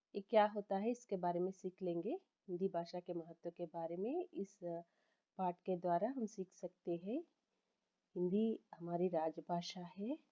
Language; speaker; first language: Hindi; non-native, local second language; Telugu